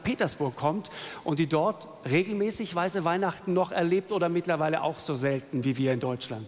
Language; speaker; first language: German; native; German